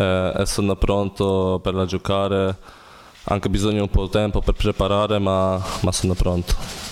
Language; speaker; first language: Italian; non-native, learner; Polish